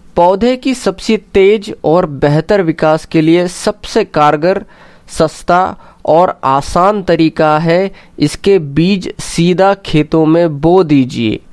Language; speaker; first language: Hindi; non-native, local second language; Marathi